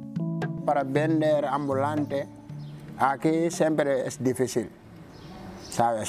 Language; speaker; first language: Spanish; non-native, learner; Wolof